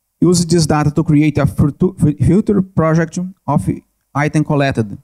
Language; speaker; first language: English; non-native, learner; Portuguese